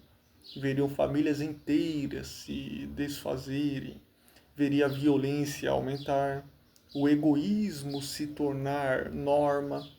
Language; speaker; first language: Portuguese; native; Portuguese